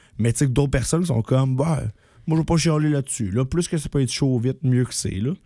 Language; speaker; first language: French; native; French